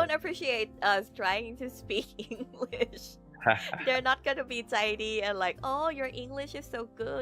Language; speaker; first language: English; non-native, fluent; Thai